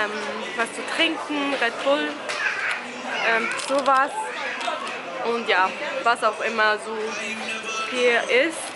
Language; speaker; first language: German; early bilingual, other home language; Albanian